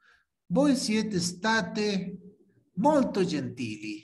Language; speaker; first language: Italian; non-native, fluent; Spanish